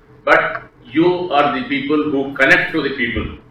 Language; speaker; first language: English; non-native, local second language; Telugu